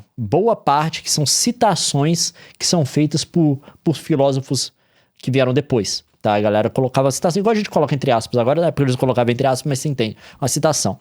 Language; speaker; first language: Portuguese; native; Portuguese